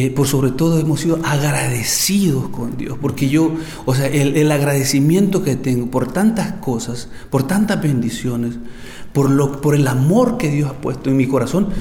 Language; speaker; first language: Spanish; native; Spanish